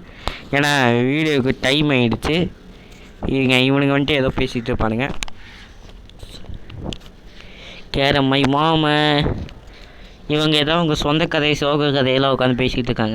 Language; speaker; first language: Tamil; native; Tamil